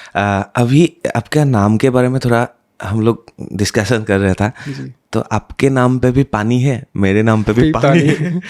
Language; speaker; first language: Hindi; non-native, local second language; Assamese